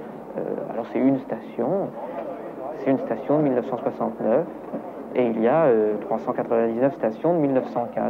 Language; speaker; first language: French; native; French